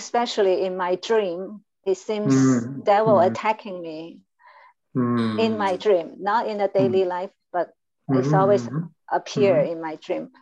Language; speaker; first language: English; non-native, learner; Chinese